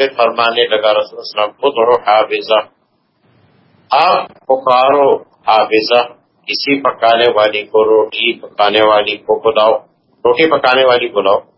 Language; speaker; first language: Urdu; non-native, local second language; Pashto